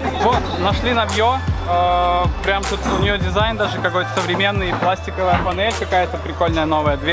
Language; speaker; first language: Russian; native; Russian